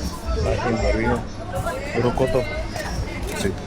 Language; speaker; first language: Spanish; non-native, learner; English